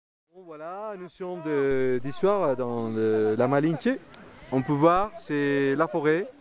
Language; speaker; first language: French; non-native, learner; Spanish